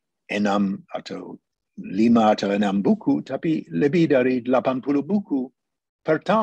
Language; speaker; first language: Indonesian; non-native, fluent; English